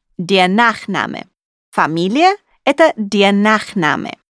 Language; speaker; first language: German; non-native, fluent; Russian